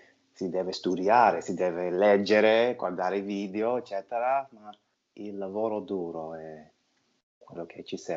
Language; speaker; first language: Italian; non-native, fluent; English